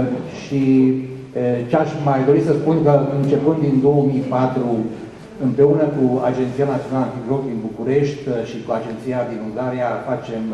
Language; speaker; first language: Romanian; non-native, fluent; Hungarian